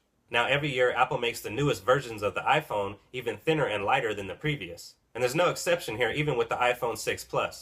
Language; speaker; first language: English; native; English